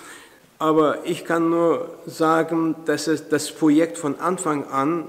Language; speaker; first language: German; non-native, fluent; Turkish